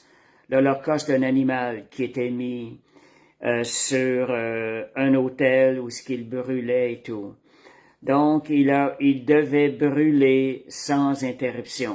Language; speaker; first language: French; native; French